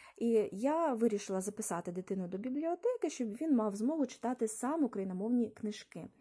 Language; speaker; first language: Ukrainian; non-native, local second language; Russian